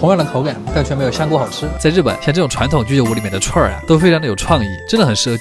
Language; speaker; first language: Chinese; native; Chinese